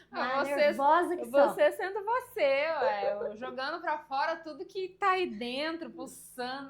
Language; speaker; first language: Portuguese; native; Portuguese